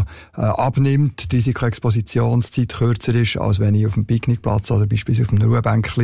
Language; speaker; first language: German; native; German